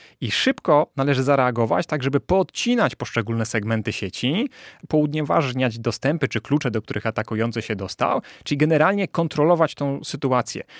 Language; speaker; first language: Polish; native; Polish